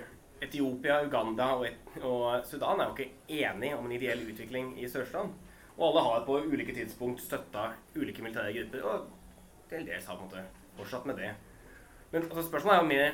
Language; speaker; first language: Norwegian; native; Norwegian